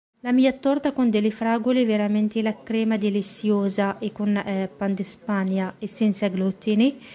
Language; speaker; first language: Italian; non-native, fluent; Arabic